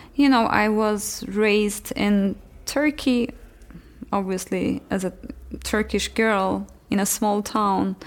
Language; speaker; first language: English; non-native, fluent; Turkish